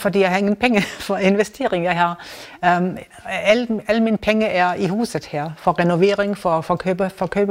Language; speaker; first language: Danish; non-native, learner; German